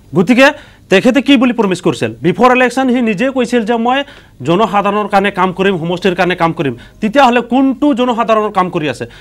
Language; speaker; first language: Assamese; non-native, local second language; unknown